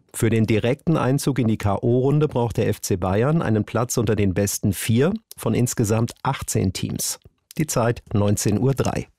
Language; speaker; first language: German; native; German